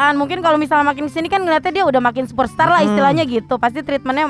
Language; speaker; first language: Indonesian; native; Indonesian